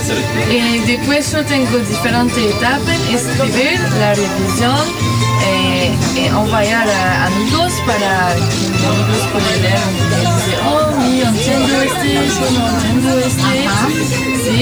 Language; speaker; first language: Spanish; non-native, learner; French